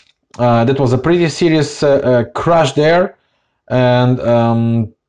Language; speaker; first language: English; non-native, fluent; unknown